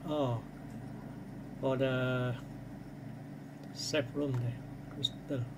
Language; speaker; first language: English; non-native, fluent; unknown